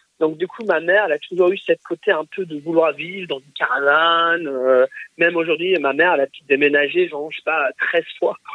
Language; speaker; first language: French; early bilingual, other home language; English